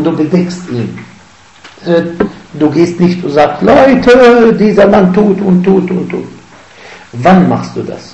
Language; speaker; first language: German; non-native, fluent; Arabic